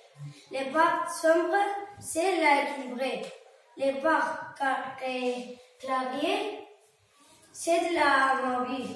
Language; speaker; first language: French; non-native, learner; Spanish